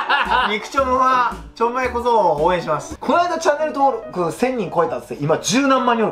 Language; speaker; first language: Japanese; native; Japanese